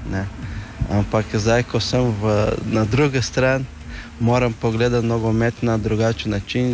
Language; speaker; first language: Slovenian; non-native, learner; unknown